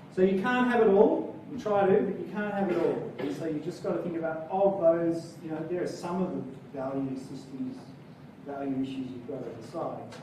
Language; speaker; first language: English; native; English